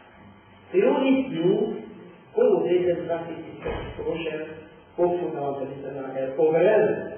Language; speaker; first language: Swedish; non-native, fluent; Persian